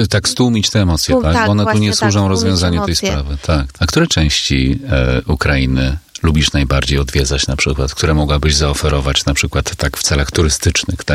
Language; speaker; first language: Polish; native; Polish